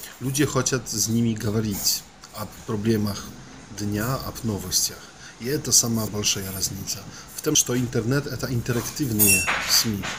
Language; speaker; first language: Russian; non-native, fluent; Polish